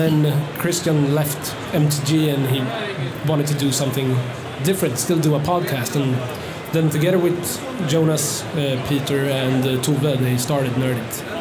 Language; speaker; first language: English; non-native, fluent; Swedish